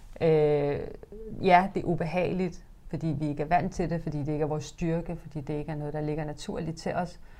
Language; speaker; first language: Danish; early bilingual, other home language; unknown